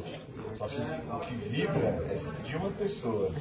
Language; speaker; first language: Portuguese; native; Portuguese